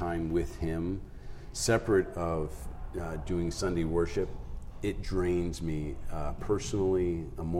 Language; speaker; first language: English; native; English